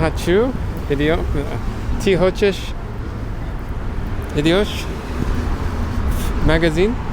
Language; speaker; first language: Russian; non-native, learner; English